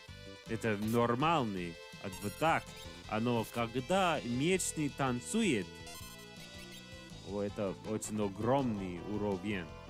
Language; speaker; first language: Russian; non-native, learner; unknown